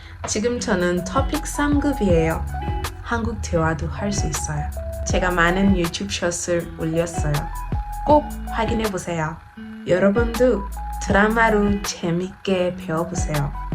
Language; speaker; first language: Korean; non-native, learner; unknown